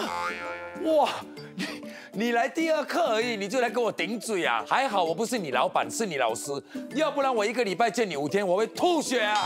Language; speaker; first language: Chinese; native; Chinese